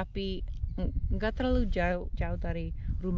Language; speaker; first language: Indonesian; non-native, learner; English